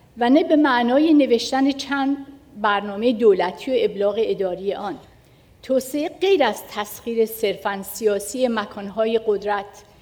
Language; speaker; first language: Persian; native; Persian